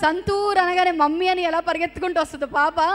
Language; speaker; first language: Telugu; native; Telugu